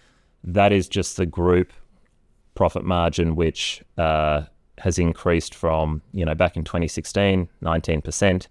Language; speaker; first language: English; native; English